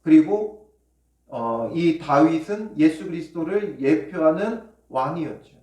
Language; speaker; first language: Korean; native; Korean